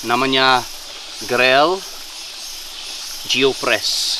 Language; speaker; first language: Indonesian; non-native, fluent; English